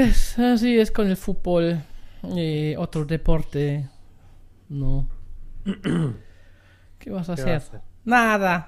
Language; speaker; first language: Spanish; non-native, learner; German